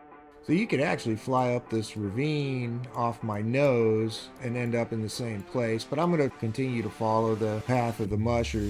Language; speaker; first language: English; native; English